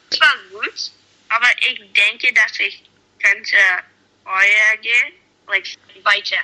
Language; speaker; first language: German; non-native, learner; English